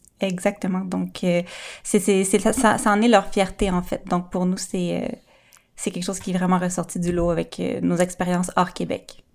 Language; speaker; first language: French; native; French